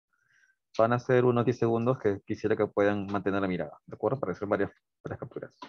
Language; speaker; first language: Spanish; native; Spanish